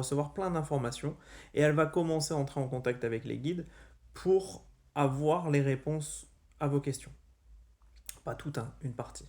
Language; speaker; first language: French; native; French